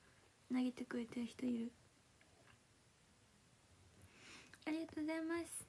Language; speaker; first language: Japanese; native; Japanese